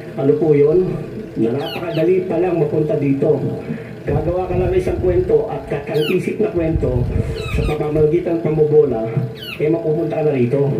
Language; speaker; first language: Filipino; non-native, local second language; Cebuano